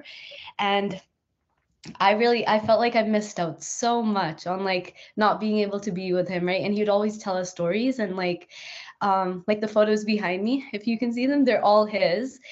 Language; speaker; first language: English; native; English